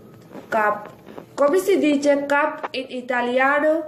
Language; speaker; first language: Italian; non-native, fluent; Urdu